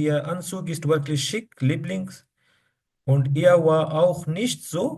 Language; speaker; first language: German; non-native, fluent; Urdu